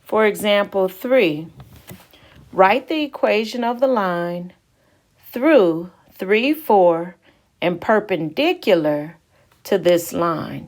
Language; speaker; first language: English; native; English